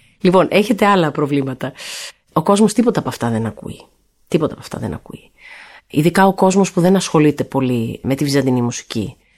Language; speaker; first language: Greek; early bilingual, heritage; Greek